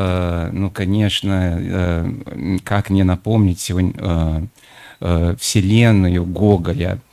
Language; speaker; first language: Russian; non-native, fluent; Portuguese